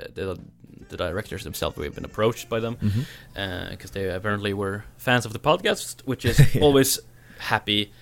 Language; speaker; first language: English; non-native, fluent; Norwegian